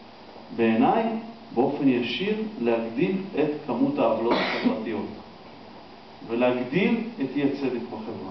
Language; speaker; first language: Hebrew; native; Hebrew